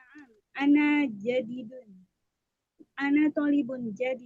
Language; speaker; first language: Arabic; non-native, learner; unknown